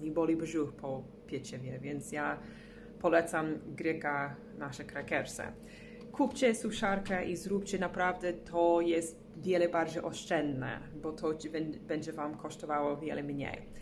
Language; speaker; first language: Polish; non-native, learner; English